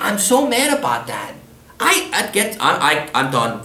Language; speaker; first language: English; early bilingual, other home language; German